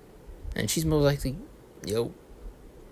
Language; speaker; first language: English; native; English